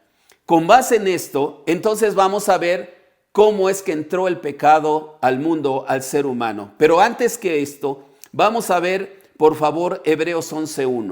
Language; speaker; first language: Spanish; native; Spanish